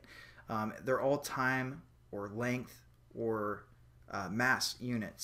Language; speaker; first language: English; native; English